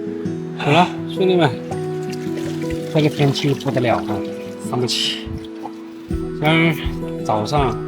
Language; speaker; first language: Chinese; native; Chinese